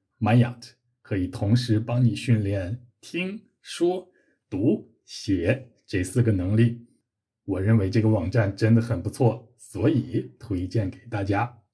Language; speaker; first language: Chinese; native; Chinese